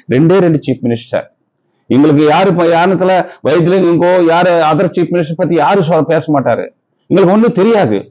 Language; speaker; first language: Tamil; non-native, local second language; Telugu